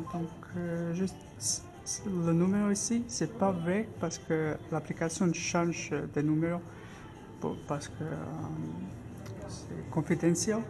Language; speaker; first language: French; non-native, learner; English